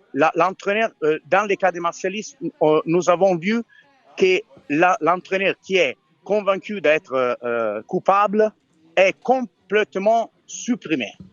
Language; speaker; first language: French; non-native, fluent; Italian